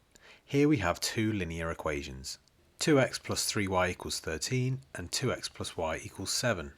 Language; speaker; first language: English; native; English